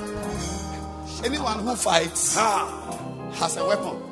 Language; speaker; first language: English; non-native, local second language; Akan